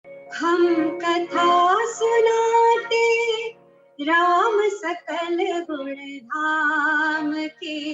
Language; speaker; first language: Hindi; early bilingual, heritage; Hebrew